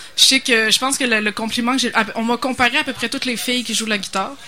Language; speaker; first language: French; native; French